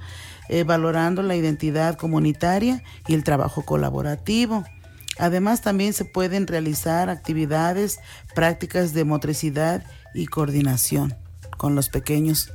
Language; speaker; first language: Spanish; native; Spanish